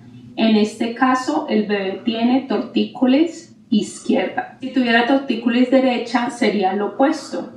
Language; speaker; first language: Spanish; native; Spanish